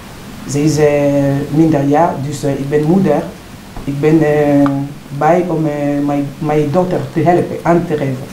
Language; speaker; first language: Dutch; non-native, learner; Lingala